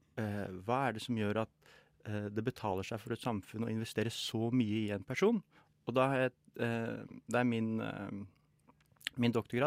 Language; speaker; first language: Norwegian; native; Norwegian